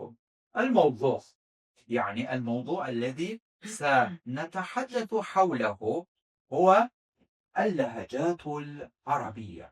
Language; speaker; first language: Arabic; non-native, fluent; Azerbaijani